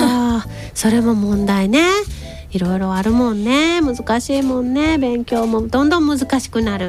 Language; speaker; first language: Japanese; native; Japanese